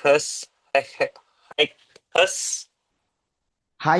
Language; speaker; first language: English; non-native, learner; Indonesian